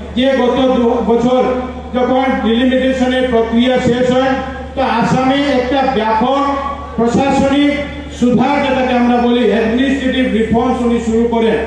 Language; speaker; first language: Bangla; native; Bangla